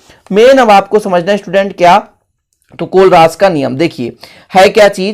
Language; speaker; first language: Hindi; native; Hindi